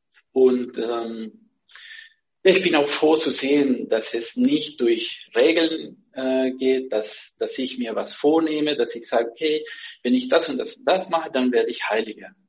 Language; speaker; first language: German; non-native, fluent; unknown